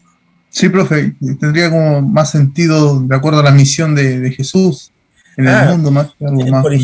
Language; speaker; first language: Spanish; native; Spanish